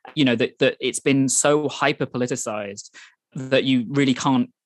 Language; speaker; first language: English; native; English